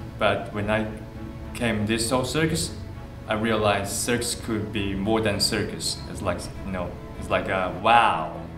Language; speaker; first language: English; non-native, fluent; Chinese